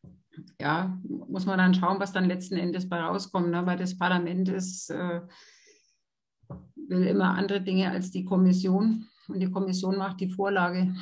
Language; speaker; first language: German; native; German